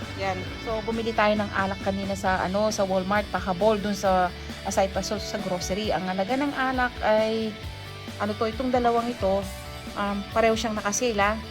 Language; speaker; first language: Filipino; non-native, local second language; Pampanga